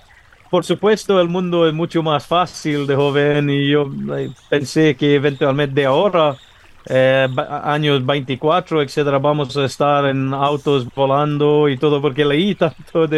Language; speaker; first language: Spanish; non-native, fluent; English